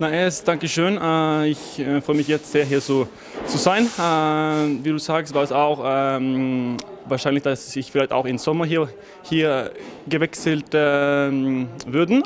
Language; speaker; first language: German; non-native, fluent; Norwegian